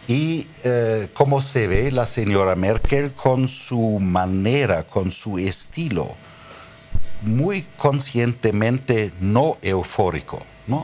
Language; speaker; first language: Spanish; non-native, fluent; German